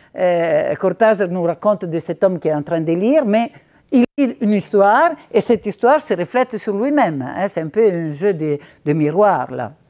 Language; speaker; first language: French; non-native, fluent; Italian